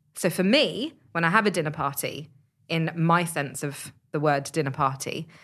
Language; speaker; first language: English; native; English